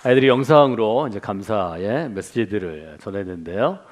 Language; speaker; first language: Korean; native; Korean